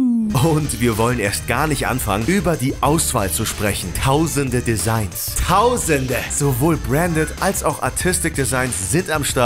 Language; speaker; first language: German; native; German